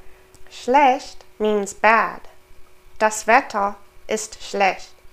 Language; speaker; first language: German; non-native, fluent; English